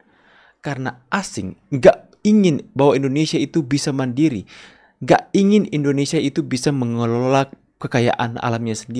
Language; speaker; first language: Indonesian; native; Indonesian